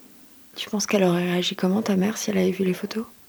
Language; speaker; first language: French; native; French